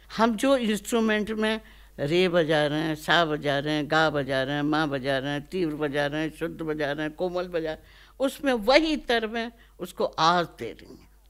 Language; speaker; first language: Hindi; native; Hindi